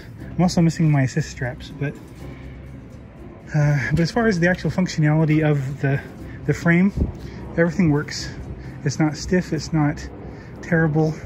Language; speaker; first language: English; native; English